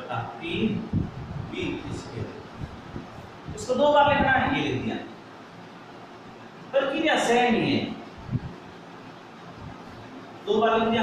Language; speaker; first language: Hindi; native; Hindi